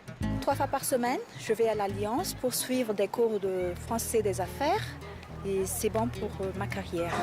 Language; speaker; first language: French; non-native, local second language; Malagasy